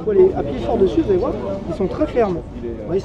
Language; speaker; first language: French; native; French